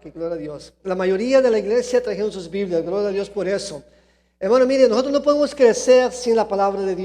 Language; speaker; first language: Spanish; early bilingual, heritage; Spanish